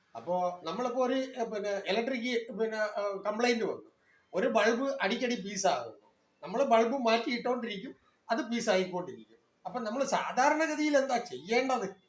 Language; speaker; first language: Malayalam; non-native, local second language; Tamil